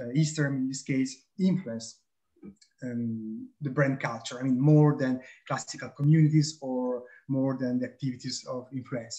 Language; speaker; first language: English; non-native, fluent; Italian